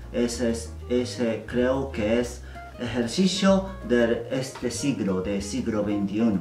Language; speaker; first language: Spanish; non-native, learner; Japanese